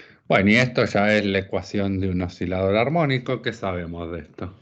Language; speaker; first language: Spanish; native; Spanish